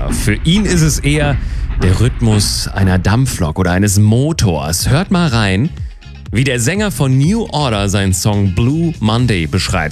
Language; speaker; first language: German; native; German